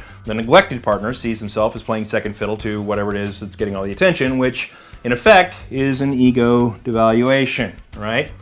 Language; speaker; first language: English; native; English